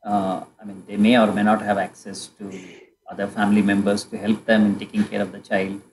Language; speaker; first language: English; non-native, local second language; Kannada